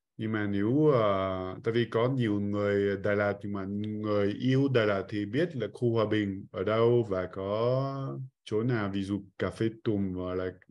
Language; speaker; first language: Vietnamese; non-native, fluent; French